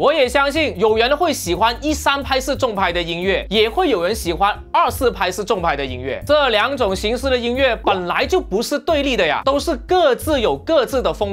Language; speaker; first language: Chinese; non-native, local second language; Cantonese